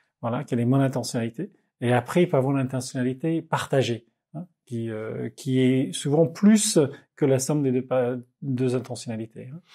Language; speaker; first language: French; non-native, fluent; Dutch